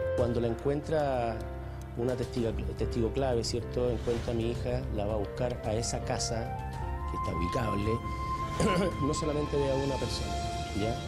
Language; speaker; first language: Spanish; native; Spanish